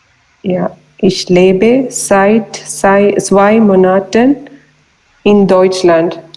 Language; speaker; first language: German; non-native, learner; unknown